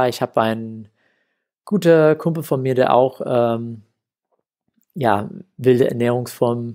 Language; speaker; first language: German; non-native, fluent; English